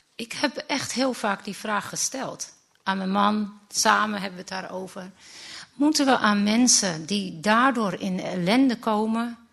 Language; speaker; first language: Dutch; native; Dutch